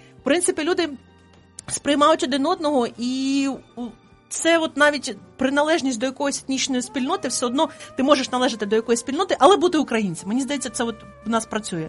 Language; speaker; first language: Ukrainian; native; Ukrainian